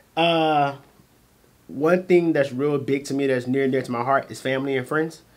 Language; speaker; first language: English; native; English